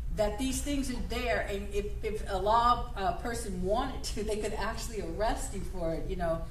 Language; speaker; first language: English; native; English